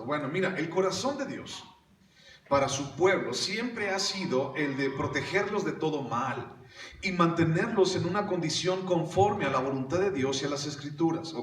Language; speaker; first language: Spanish; native; Spanish